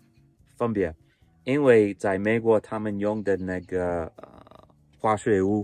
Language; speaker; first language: Chinese; non-native, fluent; English